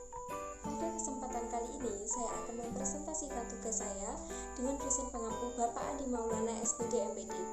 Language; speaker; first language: Indonesian; native; Indonesian